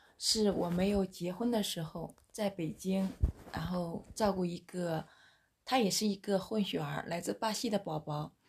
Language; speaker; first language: Chinese; native; Chinese